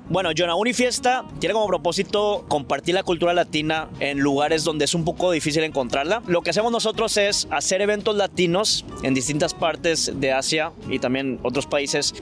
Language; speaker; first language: Spanish; native; Spanish